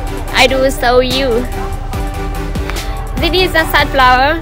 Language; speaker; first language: English; non-native, learner; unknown